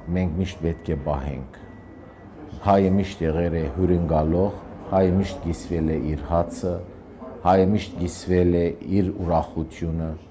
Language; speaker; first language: Armenian; early bilingual, heritage; Armenian